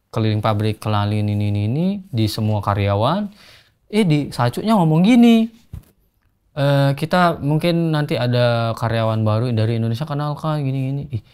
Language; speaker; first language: Indonesian; non-native, local second language; Sasak